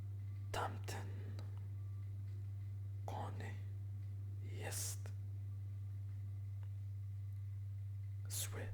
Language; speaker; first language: Polish; non-native, learner; English